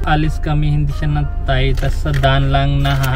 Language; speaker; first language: Filipino; non-native, learner; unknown